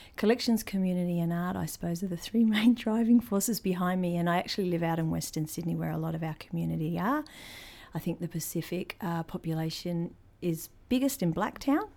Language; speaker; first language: English; native; English